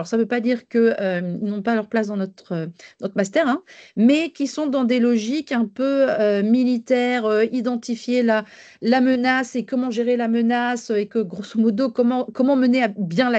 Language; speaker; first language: French; native; French